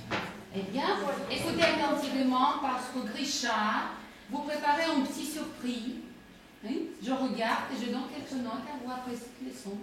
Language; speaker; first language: French; non-native, fluent; Russian